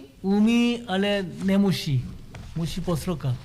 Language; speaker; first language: Czech; non-native, learner; Korean